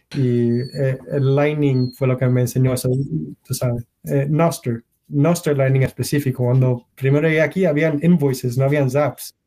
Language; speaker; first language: Spanish; early bilingual, heritage; Spanish